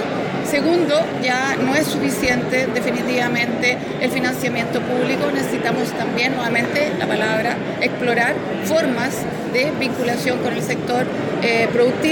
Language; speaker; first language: Spanish; native; Spanish